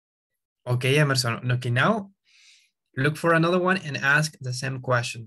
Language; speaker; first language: English; non-native, fluent; Spanish